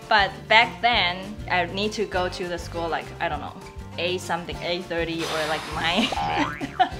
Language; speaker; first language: English; non-native, fluent; Chinese